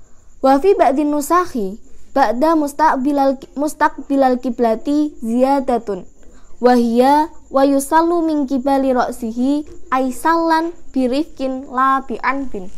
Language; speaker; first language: Arabic; non-native, learner; Indonesian